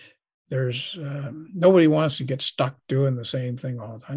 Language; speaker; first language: English; native; English